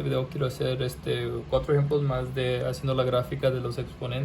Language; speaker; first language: Spanish; early bilingual, heritage; Spanish